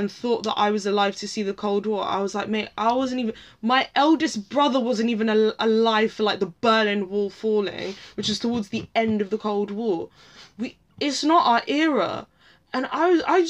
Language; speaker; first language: English; native; English